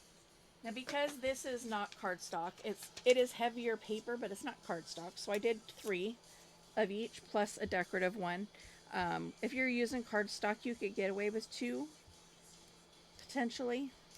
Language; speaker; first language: English; native; English